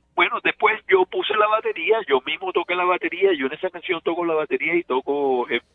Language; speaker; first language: Spanish; native; Spanish